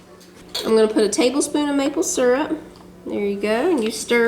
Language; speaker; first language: English; native; English